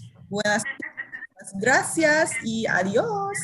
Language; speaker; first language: Spanish; non-native, fluent; Indonesian